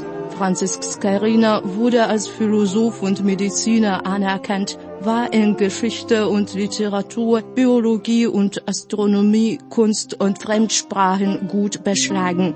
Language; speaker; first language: German; non-native, fluent; Russian